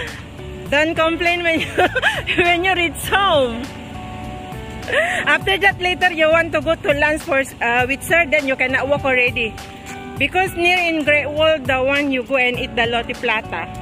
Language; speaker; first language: English; non-native, learner; Filipino